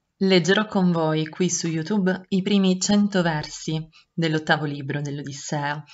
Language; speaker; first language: Italian; native; Italian